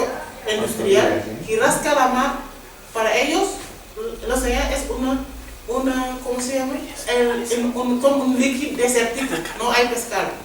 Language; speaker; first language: Spanish; non-native, learner; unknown